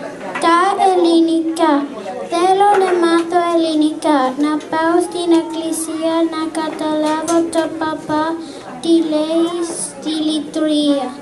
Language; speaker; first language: Greek; early bilingual, heritage; Greek